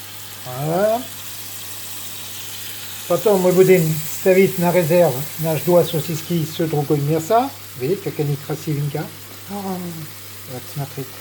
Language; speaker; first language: Russian; non-native, learner; French